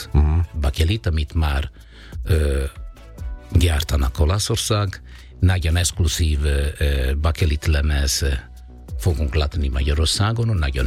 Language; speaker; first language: Hungarian; non-native, fluent; Italian